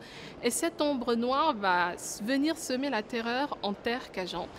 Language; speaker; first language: French; non-native, local second language; Wolof